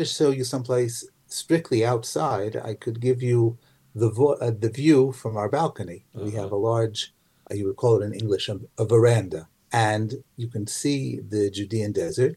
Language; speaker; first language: English; native; English